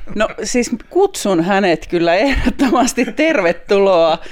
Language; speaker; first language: Finnish; native; Finnish